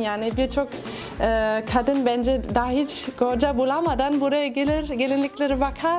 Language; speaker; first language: Turkish; non-native, fluent; German